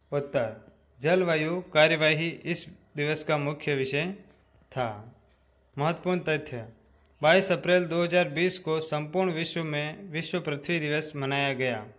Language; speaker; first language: Hindi; native; Hindi